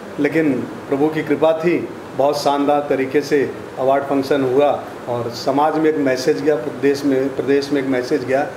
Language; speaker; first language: Hindi; native; Hindi